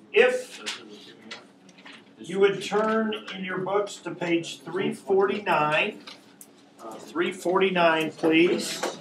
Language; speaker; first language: English; native; English